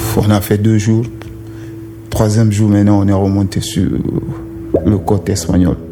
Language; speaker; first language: French; non-native, local second language; Susu